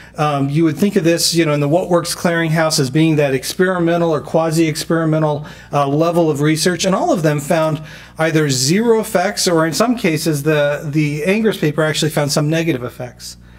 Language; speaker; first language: English; native; English